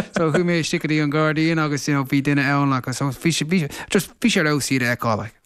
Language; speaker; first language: Irish; non-native, local second language; English